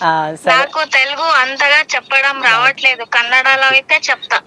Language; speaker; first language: Telugu; non-native, local second language; Kannada